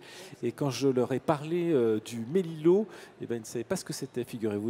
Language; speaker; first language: French; native; French